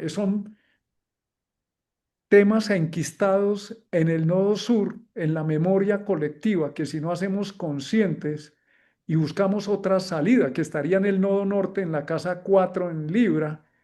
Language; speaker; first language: Spanish; native; Spanish